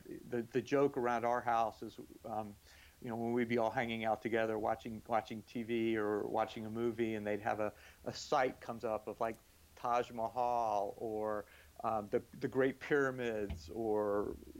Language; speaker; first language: English; native; English